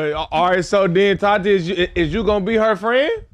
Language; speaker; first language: English; native; English